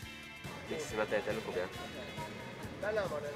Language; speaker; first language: Finnish; non-native, learner; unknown